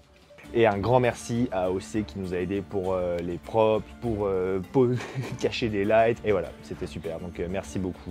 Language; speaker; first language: French; native; French